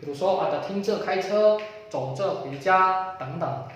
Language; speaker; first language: Chinese; non-native, fluent; Indonesian